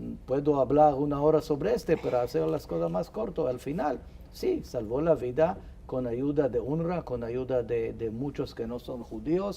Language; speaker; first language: Spanish; non-native, fluent; Hebrew